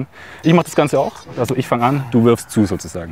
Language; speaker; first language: German; native; German